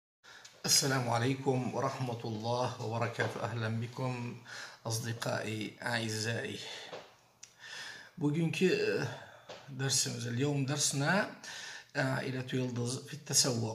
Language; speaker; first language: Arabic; non-native, fluent; Turkish